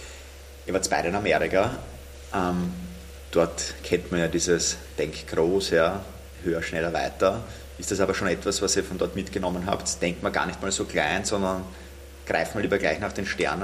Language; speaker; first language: German; native; German